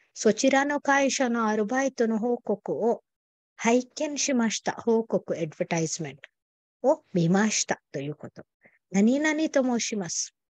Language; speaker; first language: Japanese; non-native, fluent; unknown